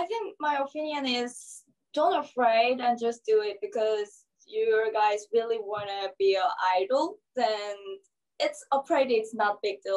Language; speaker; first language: English; non-native, learner; Korean